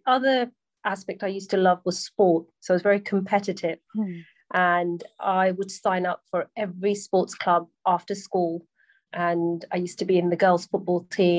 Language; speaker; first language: English; native; English